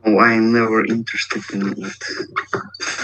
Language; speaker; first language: English; non-native, learner; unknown